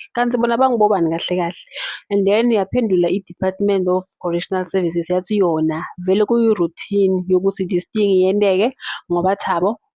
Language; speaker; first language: Zulu; non-native, local second language; Swati